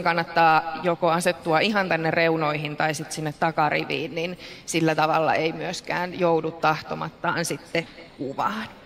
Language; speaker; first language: Finnish; native; Finnish